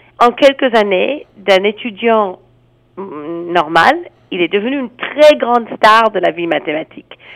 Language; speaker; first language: French; non-native, fluent; English